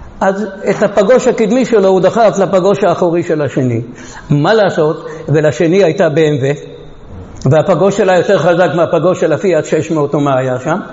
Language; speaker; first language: Hebrew; non-native, fluent; Hungarian